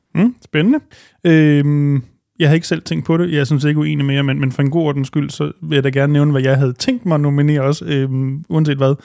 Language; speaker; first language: Danish; native; Danish